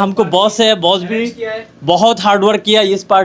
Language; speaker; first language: Hindi; non-native, fluent; Bangla